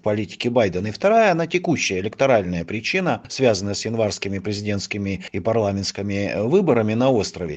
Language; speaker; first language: Russian; native; Russian